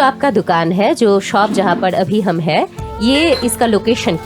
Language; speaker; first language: Hindi; native; Hindi